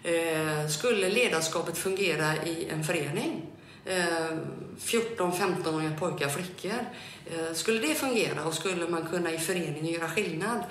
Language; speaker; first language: Swedish; native; Swedish